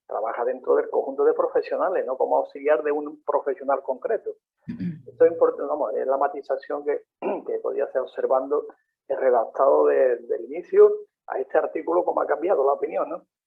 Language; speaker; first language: Spanish; native; Spanish